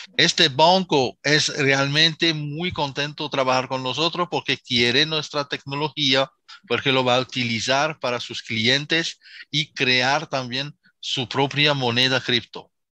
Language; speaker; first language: Spanish; non-native, fluent; Arabic